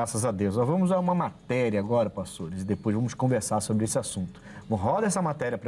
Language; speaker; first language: Portuguese; native; Portuguese